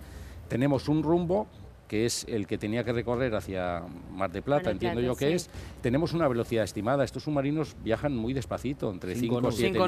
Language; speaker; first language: Spanish; native; Spanish